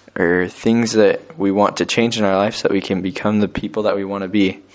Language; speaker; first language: English; native; English